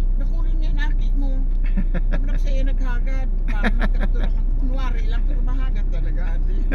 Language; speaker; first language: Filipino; non-native, local second language; Bikol